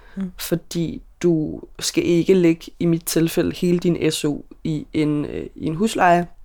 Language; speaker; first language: Danish; native; Danish